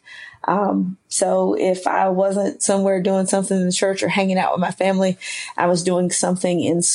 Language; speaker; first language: English; native; English